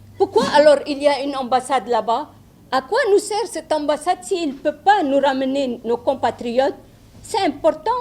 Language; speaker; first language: French; non-native, local second language; Wolof